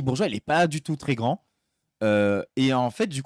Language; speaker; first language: French; native; French